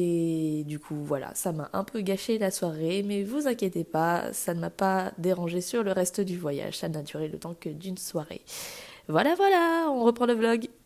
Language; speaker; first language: French; native; French